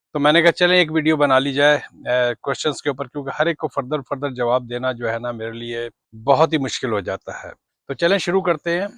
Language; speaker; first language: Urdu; native; Urdu